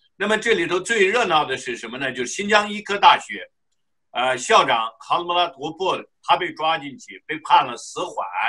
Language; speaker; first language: Chinese; non-native, local second language; Uyghur